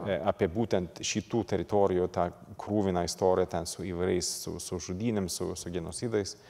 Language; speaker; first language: Lithuanian; non-native, fluent; Swedish